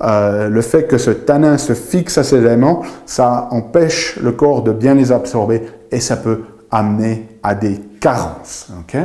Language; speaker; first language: French; native; French